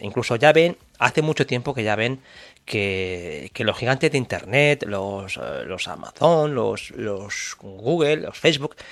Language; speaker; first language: Spanish; native; Spanish